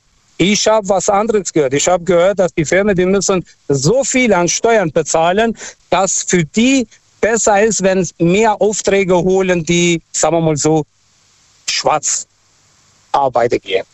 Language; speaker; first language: German; non-native, fluent; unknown